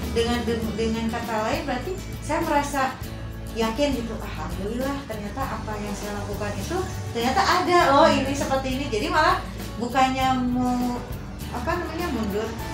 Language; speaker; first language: Indonesian; non-native, local second language; Sundanese